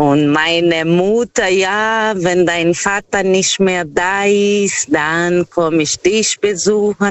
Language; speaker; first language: German; non-native, fluent; Portuguese